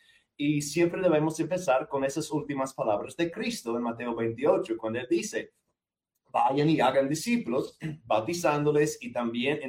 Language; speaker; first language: Spanish; non-native, fluent; English